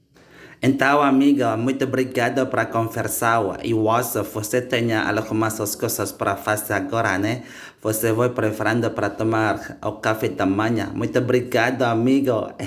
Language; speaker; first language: Portuguese; non-native, learner; Indonesian